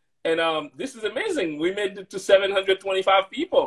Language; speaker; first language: English; non-native, fluent; Haitian Creole